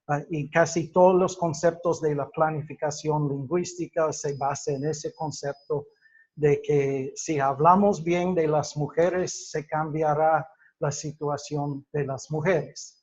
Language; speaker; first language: Spanish; non-native, fluent; English